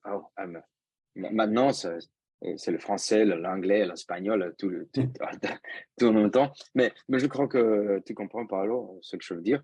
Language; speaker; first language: French; non-native, fluent; Spanish